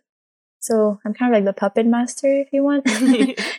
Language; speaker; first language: English; non-native, fluent; French